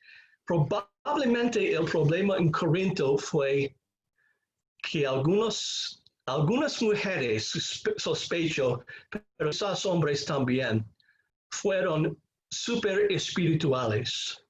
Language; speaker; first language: Spanish; non-native, fluent; English